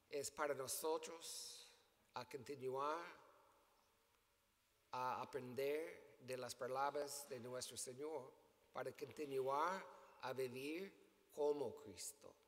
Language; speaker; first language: Spanish; non-native, learner; English